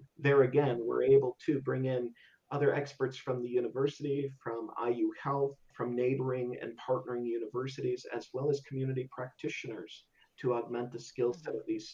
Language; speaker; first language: English; native; English